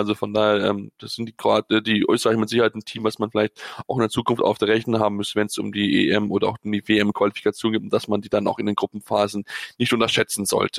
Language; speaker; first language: German; native; German